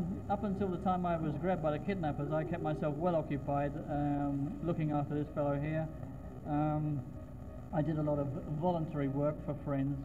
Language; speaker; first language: English; native; English